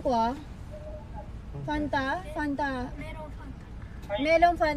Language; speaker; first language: Japanese; non-native, learner; Filipino